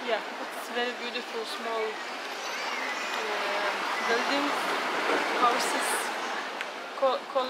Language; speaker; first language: English; non-native, fluent; Lithuanian